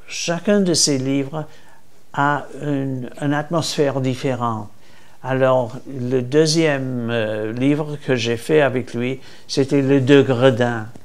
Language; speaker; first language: French; non-native, fluent; English